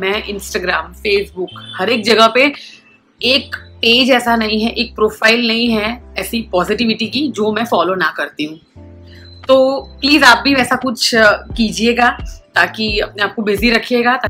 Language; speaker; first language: Hindi; non-native, local second language; Gujarati